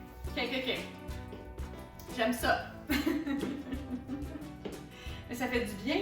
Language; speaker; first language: French; native; French